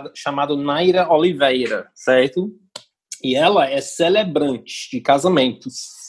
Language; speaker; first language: Portuguese; non-native, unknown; English